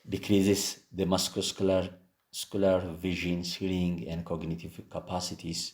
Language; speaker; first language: English; non-native, local second language; Amharic